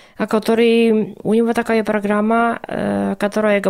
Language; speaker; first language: Russian; non-native, learner; Czech